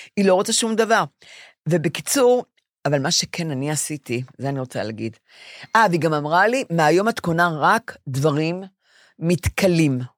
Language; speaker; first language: Hebrew; native; Hebrew